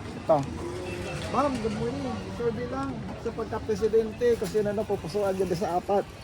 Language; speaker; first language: Filipino; native; Filipino